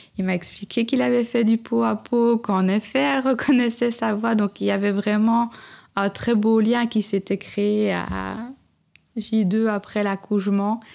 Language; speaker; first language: French; native; French